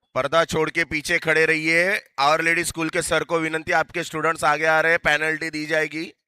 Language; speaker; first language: Hindi; non-native, local second language; Marathi